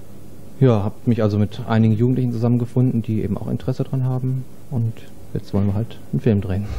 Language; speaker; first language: German; native; German